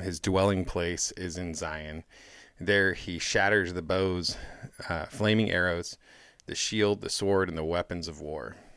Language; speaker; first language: English; native; English